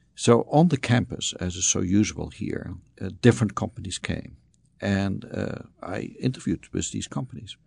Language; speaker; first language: English; non-native, fluent; Dutch